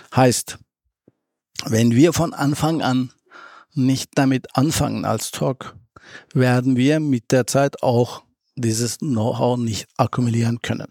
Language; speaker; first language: German; early bilingual, other home language; Turkish